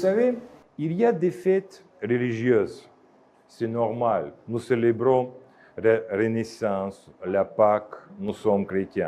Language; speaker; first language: French; non-native, fluent; Russian